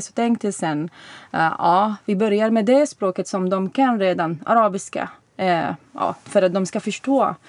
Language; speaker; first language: Swedish; non-native, fluent; Arabic